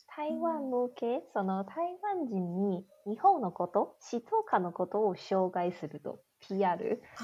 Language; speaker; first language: Japanese; non-native, fluent; Chinese